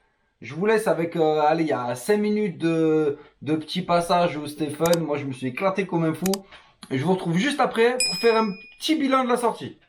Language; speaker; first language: French; native; French